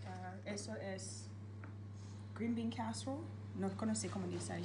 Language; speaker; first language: Spanish; non-native, learner; English